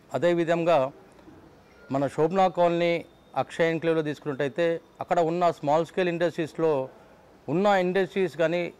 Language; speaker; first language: Telugu; native; Telugu